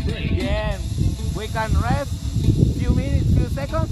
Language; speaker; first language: English; non-native, learner; Spanish